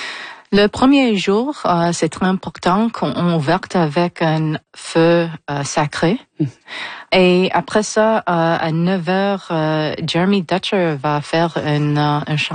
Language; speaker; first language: French; non-native, local second language; English